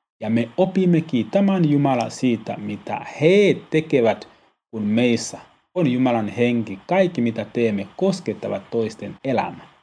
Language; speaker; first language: Finnish; non-native, learner; Swahili